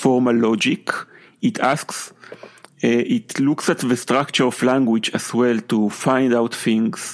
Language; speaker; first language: English; non-native, fluent; Hebrew